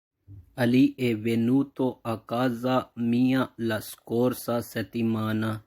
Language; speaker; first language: Italian; non-native, fluent; Urdu